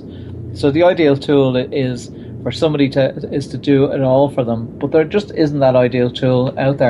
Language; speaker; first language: English; native; English